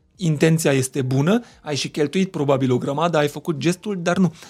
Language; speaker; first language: Romanian; non-native, local second language; Hungarian